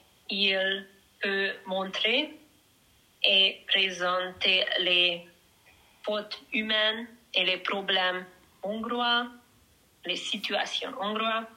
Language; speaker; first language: French; non-native, learner; Hungarian